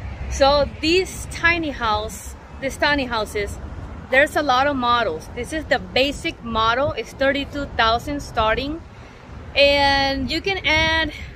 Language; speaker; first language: English; non-native, local second language; Spanish